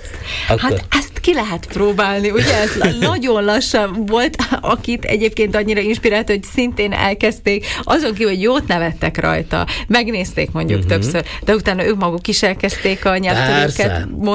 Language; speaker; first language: Hungarian; native; Hungarian